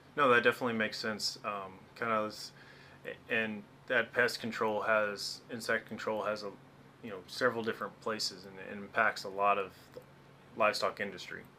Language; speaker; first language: English; native; English